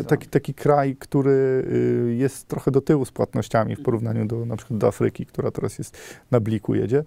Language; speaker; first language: Polish; native; Polish